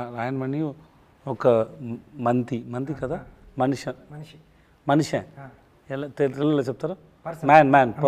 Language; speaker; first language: Telugu; non-native, learner; Tamil